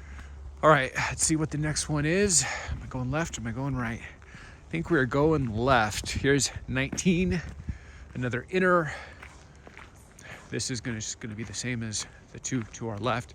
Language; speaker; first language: English; native; English